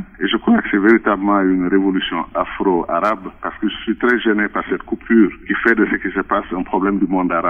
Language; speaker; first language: French; non-native, local second language; Wolof